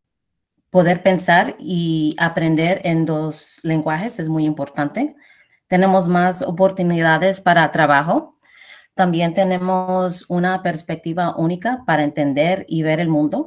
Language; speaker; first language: Spanish; early bilingual, heritage; Spanish